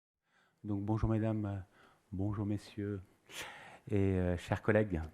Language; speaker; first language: French; native; French